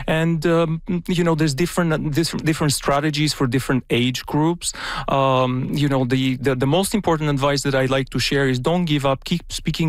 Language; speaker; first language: English; non-native, fluent; Bulgarian